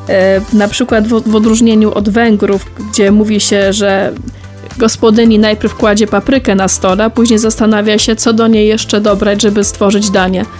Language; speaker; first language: Polish; native; Polish